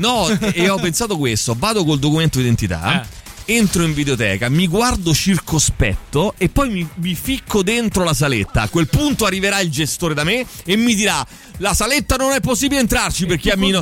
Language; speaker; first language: Italian; native; Italian